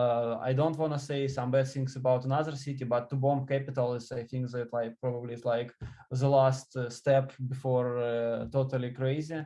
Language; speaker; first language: English; non-native, learner; Ukrainian